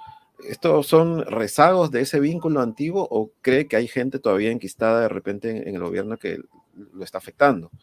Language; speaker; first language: Spanish; native; Spanish